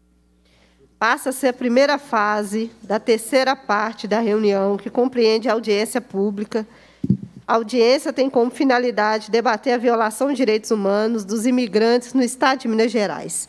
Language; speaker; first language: Portuguese; native; Portuguese